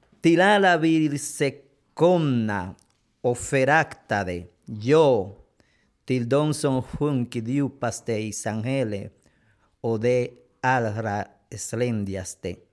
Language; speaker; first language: Swedish; non-native, fluent; Spanish